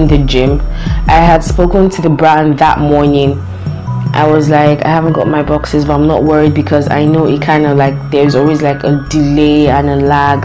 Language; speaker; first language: English; non-native, local second language; Yoruba